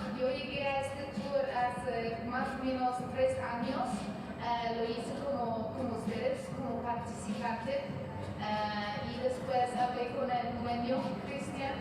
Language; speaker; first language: Spanish; non-native, fluent; German